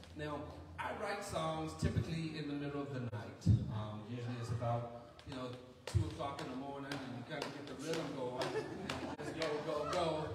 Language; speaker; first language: English; native; English